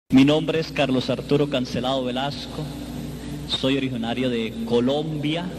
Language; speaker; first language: Spanish; native; Spanish